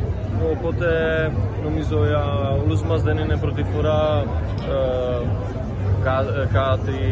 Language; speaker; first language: Greek; non-native, fluent; Czech